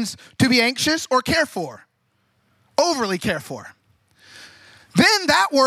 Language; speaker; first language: English; native; English